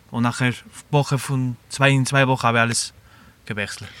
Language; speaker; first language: German; non-native, learner; Spanish